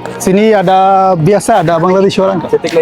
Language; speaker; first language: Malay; non-native, learner; Bangla